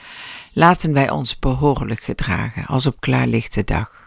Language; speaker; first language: Dutch; native; Dutch